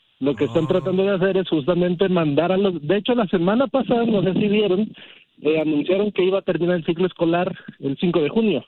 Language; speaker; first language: Spanish; early bilingual, heritage; Spanish